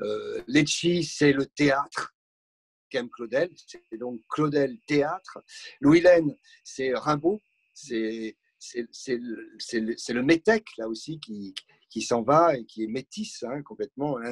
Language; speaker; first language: French; native; French